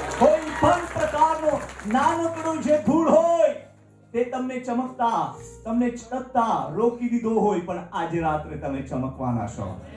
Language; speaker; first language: Gujarati; non-native, local second language; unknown